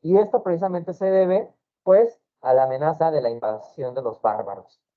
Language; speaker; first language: Spanish; native; Spanish